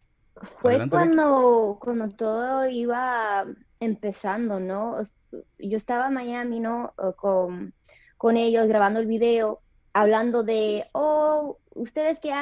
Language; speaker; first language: Spanish; early bilingual, other home language; English